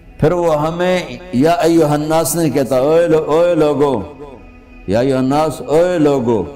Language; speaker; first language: Urdu; non-native, local second language; Punjabi